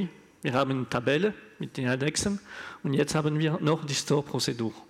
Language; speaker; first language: German; non-native, learner; French